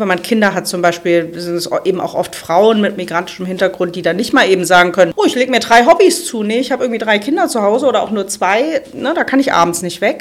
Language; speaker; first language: German; native; German